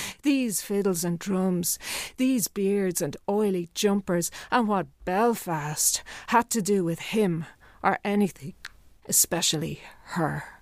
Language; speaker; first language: English; native; English